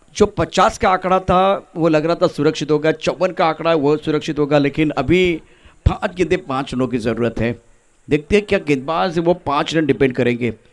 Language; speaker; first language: Hindi; non-native, local second language; Marathi